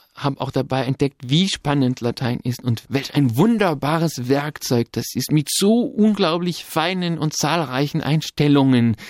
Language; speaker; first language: German; non-native, fluent; French